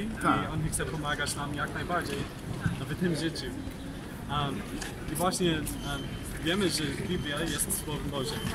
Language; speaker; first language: Polish; non-native, learner; English